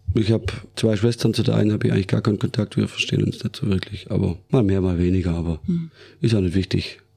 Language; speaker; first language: German; native; German